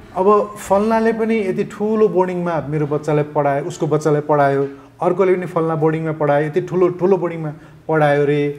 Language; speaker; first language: Nepali; native; Nepali